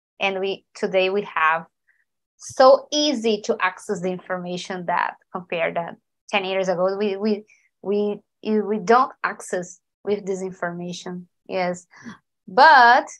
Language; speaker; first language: English; non-native, learner; Portuguese